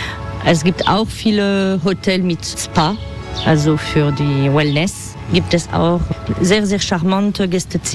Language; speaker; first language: German; non-native, fluent; French